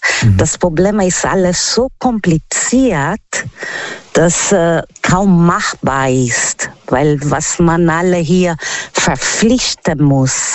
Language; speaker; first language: German; non-native, learner; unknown